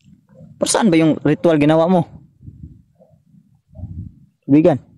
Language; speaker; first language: Filipino; non-native, local second language; Cebuano